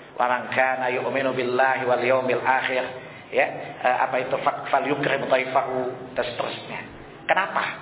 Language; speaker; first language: Indonesian; non-native, local second language; Sundanese